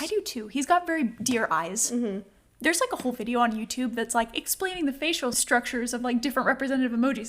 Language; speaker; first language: English; native; English